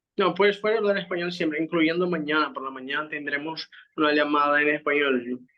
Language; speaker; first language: Spanish; non-native, fluent; Portuguese